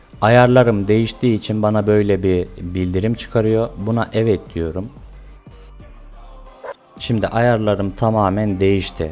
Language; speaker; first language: Turkish; native; Turkish